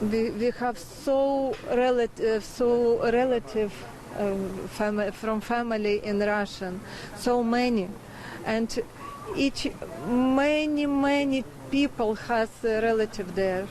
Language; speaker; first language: English; non-native, learner; Ukrainian